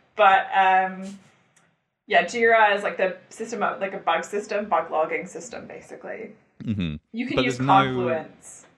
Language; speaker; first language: English; native; English